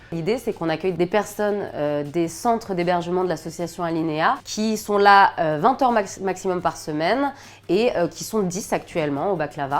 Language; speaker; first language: French; native; French